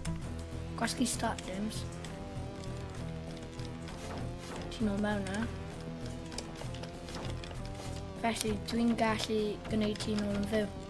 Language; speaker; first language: Welsh; non-native, local second language; English